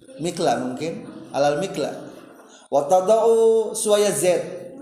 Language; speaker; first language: Arabic; non-native, learner; Indonesian